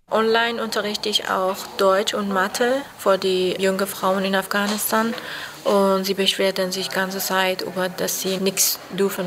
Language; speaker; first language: German; non-native, learner; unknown